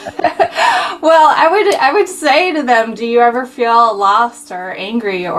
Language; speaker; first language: English; native; English